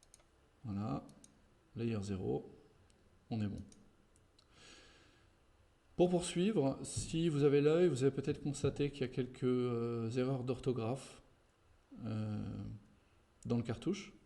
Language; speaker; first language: French; native; French